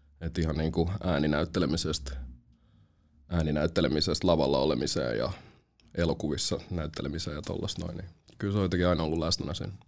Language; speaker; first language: Finnish; early bilingual, other home language; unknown